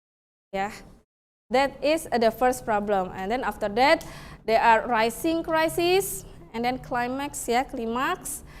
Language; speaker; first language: English; non-native, fluent; Indonesian